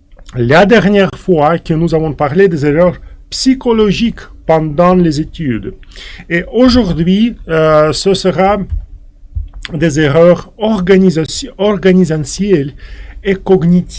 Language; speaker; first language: French; non-native, fluent; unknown